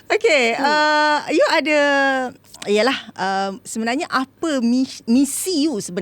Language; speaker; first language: Malay; native; Malay